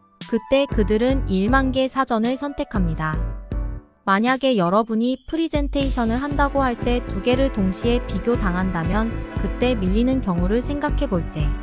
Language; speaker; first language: Korean; native; Korean